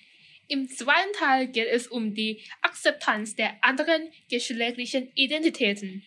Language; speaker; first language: German; non-native, fluent; Thai